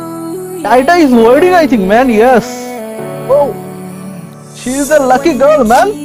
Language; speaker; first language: English; non-native, learner; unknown